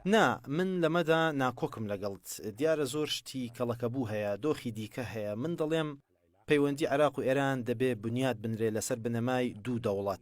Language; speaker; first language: Central Kurdish; native; Central Kurdish